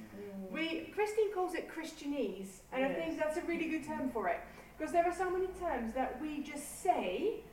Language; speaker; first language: English; non-native, fluent; Dutch